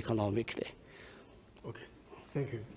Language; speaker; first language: English; non-native, fluent; Chinese